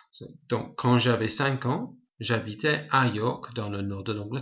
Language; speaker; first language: French; non-native, fluent; English